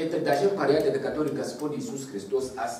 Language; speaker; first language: Russian; non-native, learner; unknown